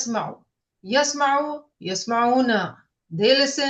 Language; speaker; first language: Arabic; non-native, fluent; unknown